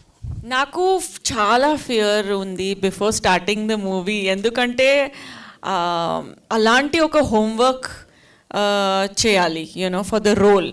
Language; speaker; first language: Telugu; non-native, fluent; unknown